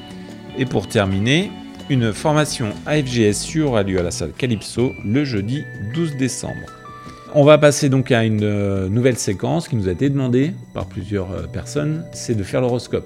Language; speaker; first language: French; native; French